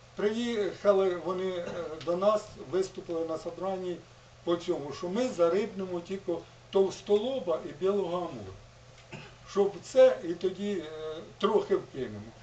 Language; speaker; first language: Ukrainian; native; Ukrainian